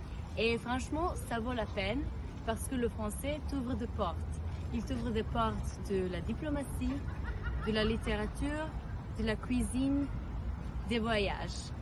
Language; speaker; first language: French; non-native, fluent; Croatian